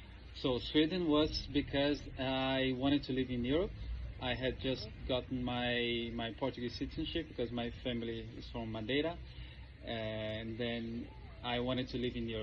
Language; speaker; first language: English; non-native, fluent; Portuguese